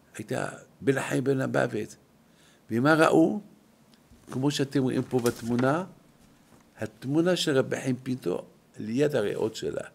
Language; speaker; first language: Hebrew; non-native, fluent; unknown